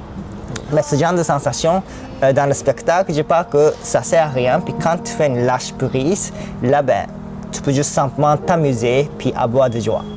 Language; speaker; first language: French; non-native, fluent; Japanese